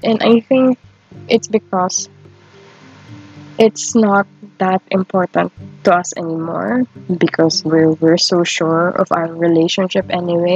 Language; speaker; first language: English; non-native, local second language; Filipino